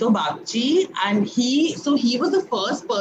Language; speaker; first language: English; non-native, local second language; Hindi